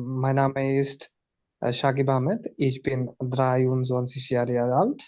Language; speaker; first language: German; non-native, learner; Bangla